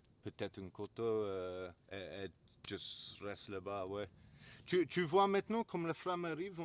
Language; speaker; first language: French; non-native, learner; English